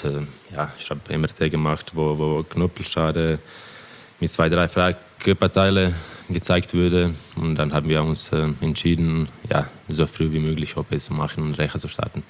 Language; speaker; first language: German; non-native, fluent; Croatian